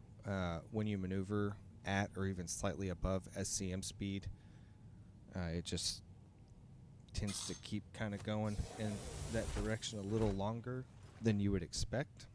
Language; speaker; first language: English; native; English